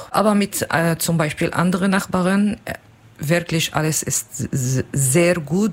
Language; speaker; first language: German; non-native, learner; Kurdish